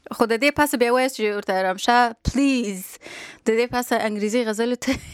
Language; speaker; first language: Pashto; native; Pashto